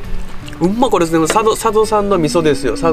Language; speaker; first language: Japanese; native; Japanese